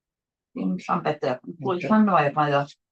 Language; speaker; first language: Welsh; native; Welsh